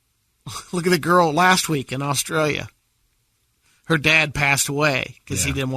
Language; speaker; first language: English; native; English